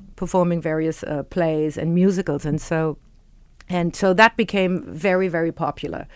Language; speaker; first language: English; non-native, fluent; German